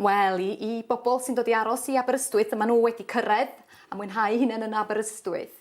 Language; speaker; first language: Welsh; native; Welsh